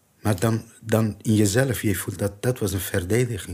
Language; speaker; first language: Dutch; non-native, learner; Persian